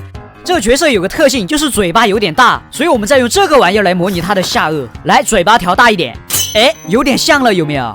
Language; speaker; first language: Chinese; native; Chinese